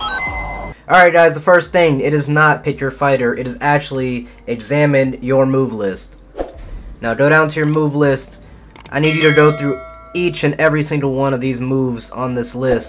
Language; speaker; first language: English; native; English